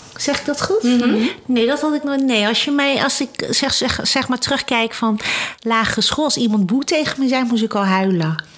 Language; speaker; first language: Dutch; early bilingual, other home language; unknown